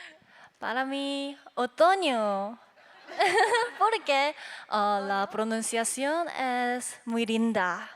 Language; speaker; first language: Spanish; non-native, learner; Korean